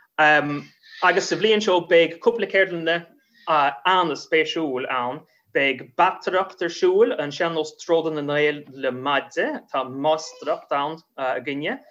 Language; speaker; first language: Irish; non-native, fluent; English